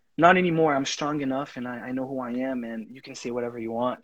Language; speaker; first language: English; non-native, fluent; Haitian Creole